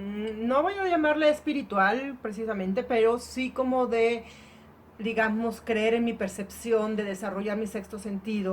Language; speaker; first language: Spanish; native; Spanish